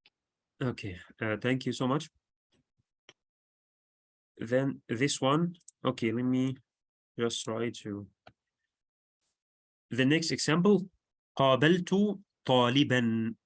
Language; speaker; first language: English; non-native, fluent; Arabic